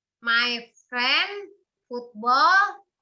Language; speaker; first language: English; non-native, learner; Indonesian